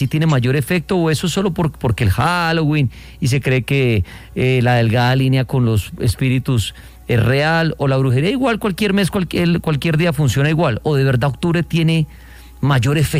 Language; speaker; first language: Spanish; native; Spanish